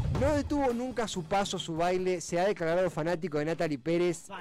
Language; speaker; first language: Spanish; native; Spanish